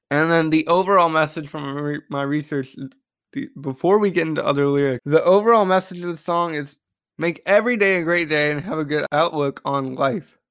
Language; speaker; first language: English; native; English